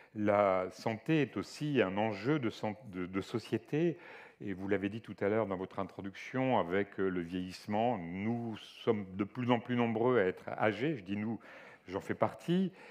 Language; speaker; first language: French; native; French